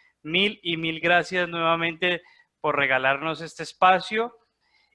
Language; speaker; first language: Spanish; native; Spanish